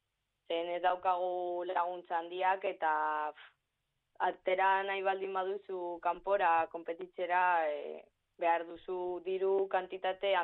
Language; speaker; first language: Basque; non-native, local second language; Spanish